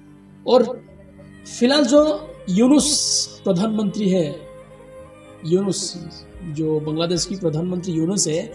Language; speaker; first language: Hindi; non-native, local second language; Bangla